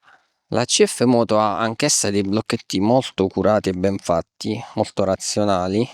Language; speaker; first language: Italian; native; Italian